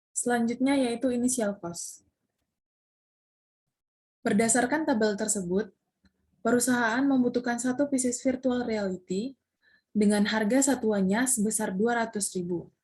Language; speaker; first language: Indonesian; native; Indonesian